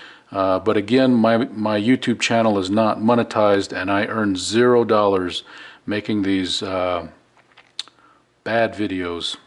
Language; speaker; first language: English; native; English